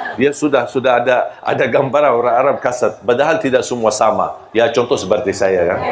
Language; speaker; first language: Malay; non-native, fluent; Arabic